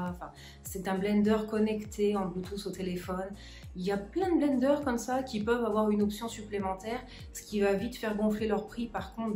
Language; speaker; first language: French; native; French